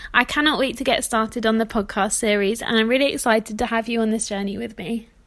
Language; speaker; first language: English; native; English